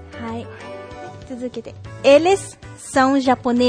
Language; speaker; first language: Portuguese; non-native, fluent; Japanese